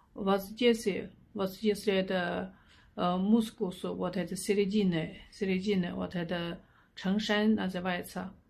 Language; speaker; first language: Russian; non-native, learner; Chinese